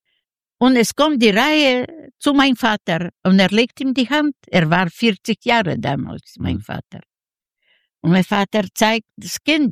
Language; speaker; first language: German; non-native, learner; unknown